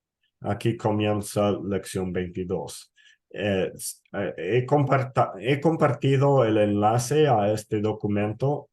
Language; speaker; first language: Spanish; non-native, fluent; English